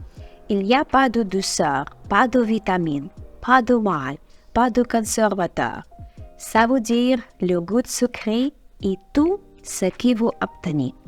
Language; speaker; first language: French; non-native, fluent; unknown